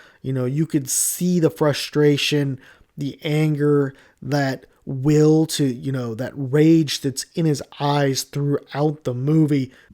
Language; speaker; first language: English; native; English